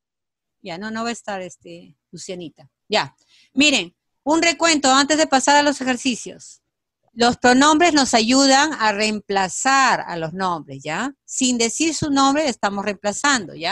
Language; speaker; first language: Spanish; native; Spanish